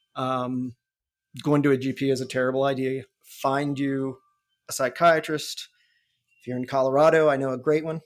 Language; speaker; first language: English; native; English